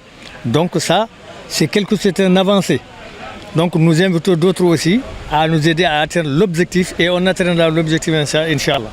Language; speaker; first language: French; non-native, local second language; Fula